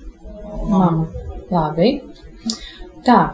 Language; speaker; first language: Latvian; non-native, local second language; Russian